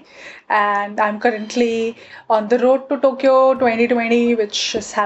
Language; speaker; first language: English; non-native, local second language; Gujarati